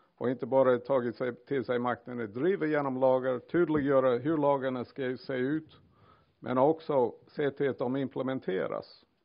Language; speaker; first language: Swedish; non-native, fluent; English